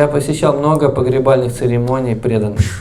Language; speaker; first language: Russian; native; Russian